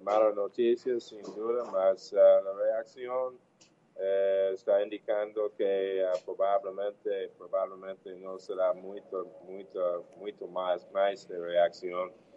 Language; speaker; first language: Portuguese; non-native, learner; English